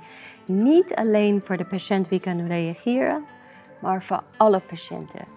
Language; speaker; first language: Dutch; non-native, learner; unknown